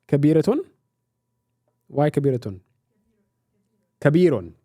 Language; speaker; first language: Arabic; non-native, fluent; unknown